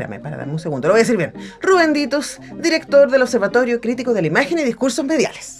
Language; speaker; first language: Spanish; native; Spanish